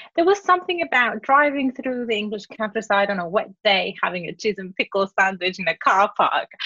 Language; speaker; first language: English; non-native, fluent; Greek